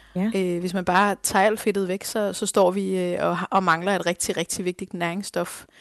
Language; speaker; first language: Danish; native; Danish